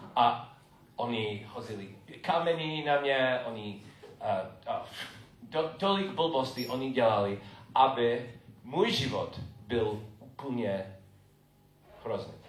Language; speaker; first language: Czech; non-native, fluent; English